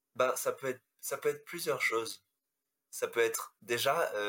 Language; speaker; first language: French; native; French